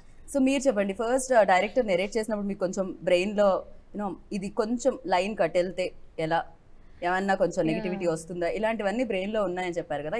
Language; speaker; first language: Telugu; native; Telugu